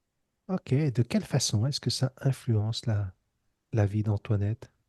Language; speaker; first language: French; native; French